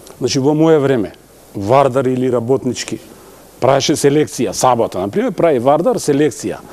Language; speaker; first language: Macedonian; non-native, local second language; Albanian